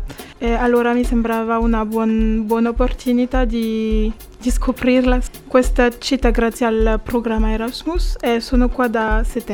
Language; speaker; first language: Italian; non-native, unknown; French